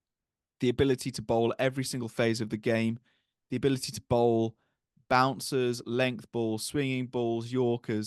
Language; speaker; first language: English; native; English